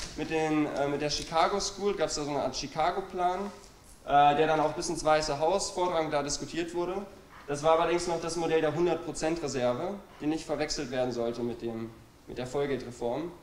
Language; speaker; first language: German; native; German